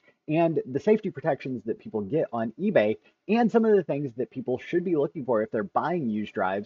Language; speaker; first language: English; native; English